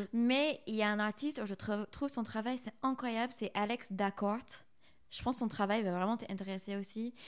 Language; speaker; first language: French; non-native, fluent; English